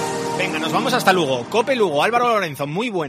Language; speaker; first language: Spanish; native; Spanish